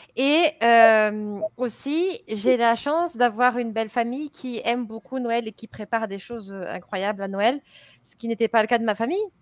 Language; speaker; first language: French; native; French